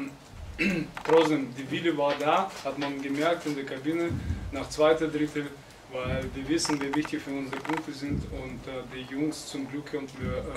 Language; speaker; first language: German; non-native, fluent; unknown